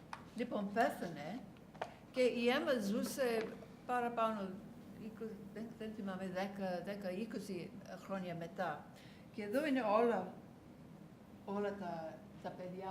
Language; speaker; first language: Greek; non-native, learner; English